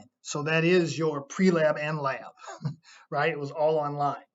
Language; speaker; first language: English; native; English